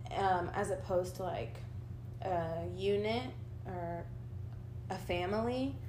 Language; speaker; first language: English; early bilingual, other home language; Spanish